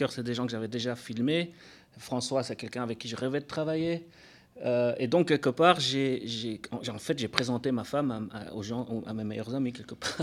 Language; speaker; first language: French; native; French